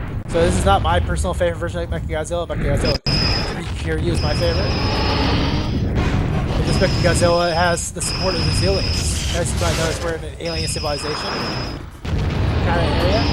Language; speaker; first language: English; native; English